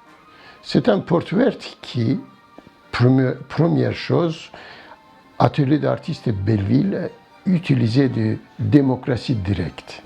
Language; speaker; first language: French; non-native, learner; Turkish